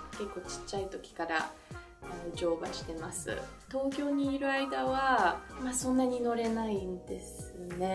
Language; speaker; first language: Japanese; early bilingual, other home language; French